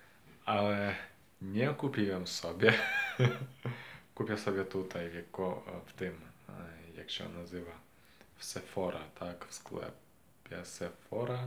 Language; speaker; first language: Polish; non-native, fluent; Ukrainian